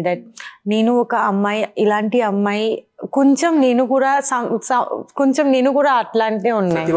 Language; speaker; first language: Telugu; non-native, learner; Bangla